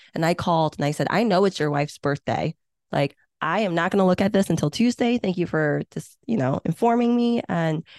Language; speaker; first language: English; early bilingual, other home language; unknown